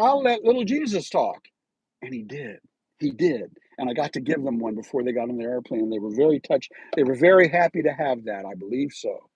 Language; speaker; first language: English; native; English